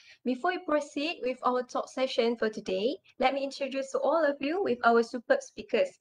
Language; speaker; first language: English; non-native, local second language; Malay